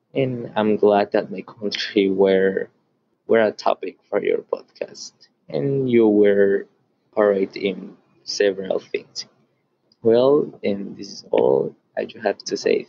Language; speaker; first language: English; native; English